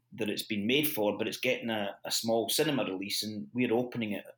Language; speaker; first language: English; native; English